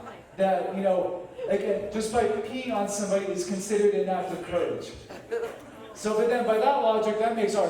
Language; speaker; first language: English; native; English